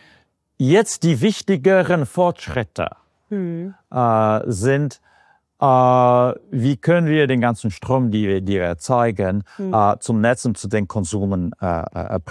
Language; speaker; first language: German; non-native, fluent; English